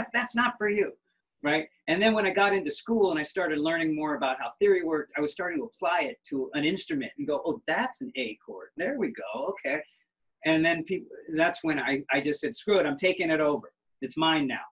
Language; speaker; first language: English; native; English